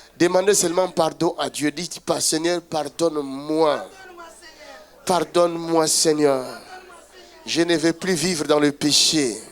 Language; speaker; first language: French; non-native, local second language; Lingala